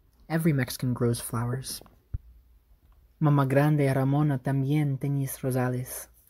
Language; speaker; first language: Spanish; non-native, fluent; English